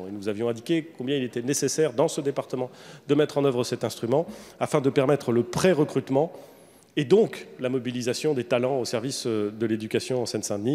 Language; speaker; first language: French; native; French